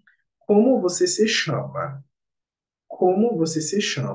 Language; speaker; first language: Portuguese; non-native, learner; Haitian Creole